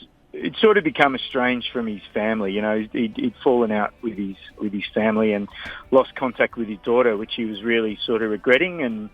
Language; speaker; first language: English; native; English